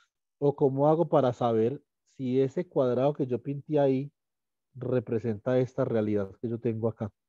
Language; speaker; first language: Spanish; native; Spanish